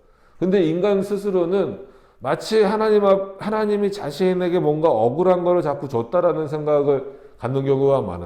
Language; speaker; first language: Korean; native; Korean